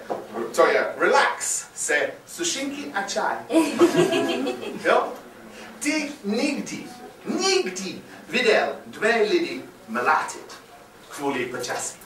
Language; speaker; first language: Czech; non-native, learner; English